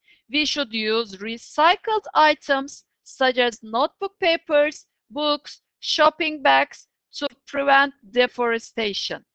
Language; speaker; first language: English; non-native, fluent; Turkish